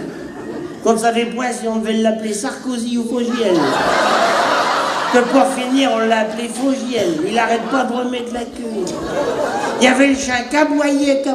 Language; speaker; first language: French; native; French